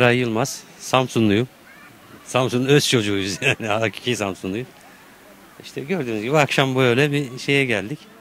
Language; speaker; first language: Turkish; native; Turkish